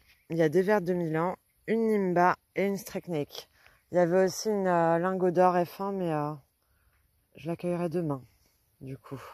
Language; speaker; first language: French; native; French